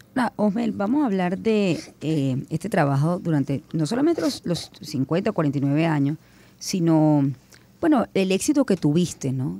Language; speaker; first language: Spanish; native; Spanish